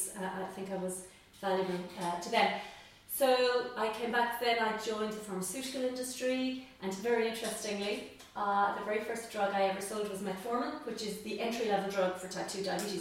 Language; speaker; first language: English; native; English